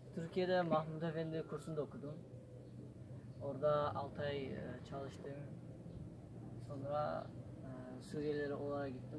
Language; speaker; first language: Turkish; non-native, learner; Kumyk